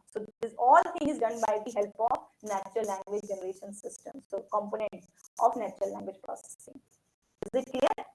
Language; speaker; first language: Hindi; native; Hindi